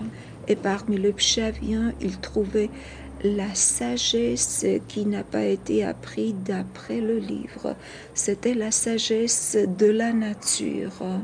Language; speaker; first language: French; non-native, fluent; Georgian